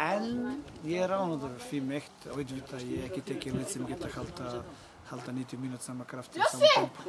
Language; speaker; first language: Icelandic; non-native, learner; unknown